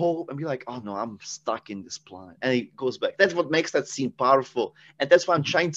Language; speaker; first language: English; non-native, fluent; Czech